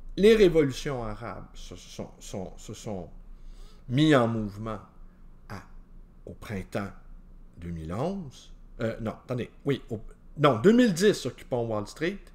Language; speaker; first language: French; native; French